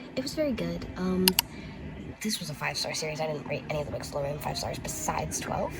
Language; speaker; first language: English; native; English